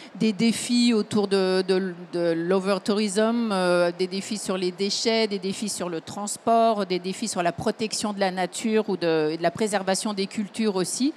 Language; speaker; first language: French; native; French